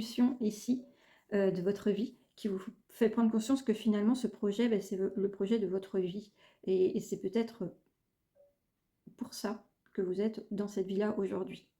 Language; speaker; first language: French; native; French